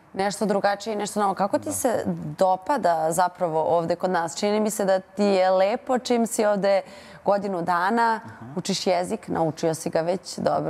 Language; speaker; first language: Bosnian; native; Bosnian